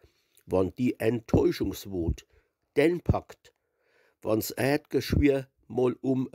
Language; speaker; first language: German; native; German